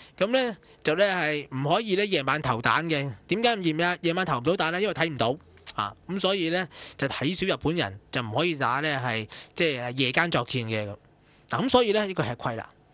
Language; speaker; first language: Cantonese; native; Cantonese